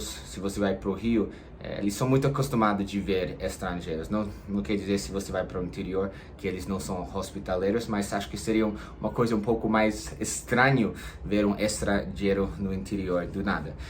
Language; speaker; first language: Portuguese; non-native, fluent; English